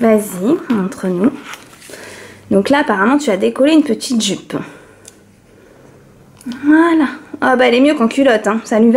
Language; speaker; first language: French; native; French